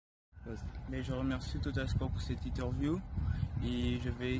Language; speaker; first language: French; native; French